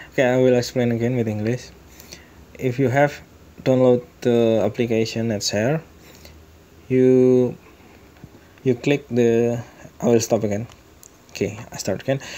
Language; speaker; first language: English; non-native, learner; Indonesian